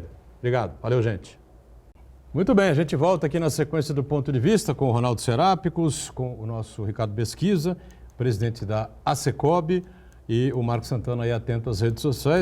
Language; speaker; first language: Portuguese; native; Portuguese